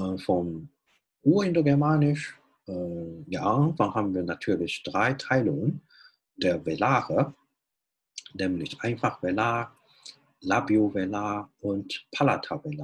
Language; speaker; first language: German; non-native, fluent; Chinese